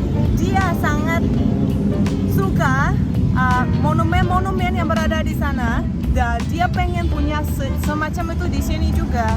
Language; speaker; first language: Indonesian; non-native, fluent; Russian